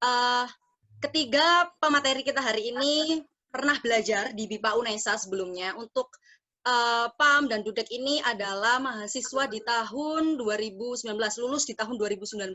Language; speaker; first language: Indonesian; native; Indonesian